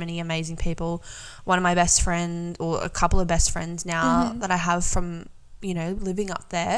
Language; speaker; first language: English; native; English